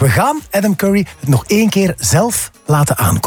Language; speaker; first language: Dutch; native; Dutch